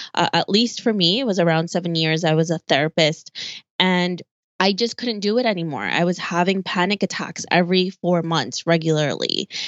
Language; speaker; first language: English; early bilingual, other home language; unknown